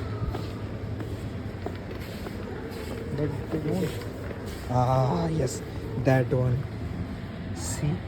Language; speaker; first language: English; non-native, local second language; Hindi